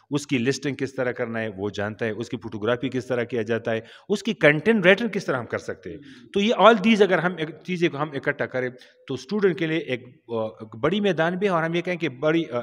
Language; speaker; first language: Urdu; non-native, local second language; Pashto